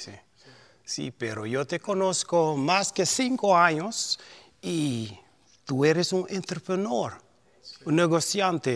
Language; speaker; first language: Spanish; non-native, fluent; Papiamento